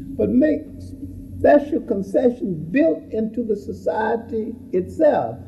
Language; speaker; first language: English; native; English